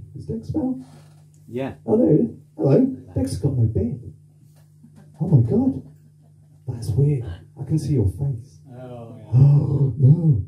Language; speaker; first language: English; native; English